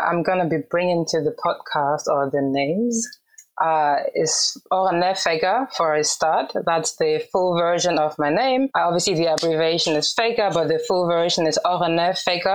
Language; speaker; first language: English; non-native, fluent; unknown